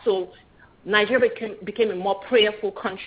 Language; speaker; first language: English; non-native, local second language; Yoruba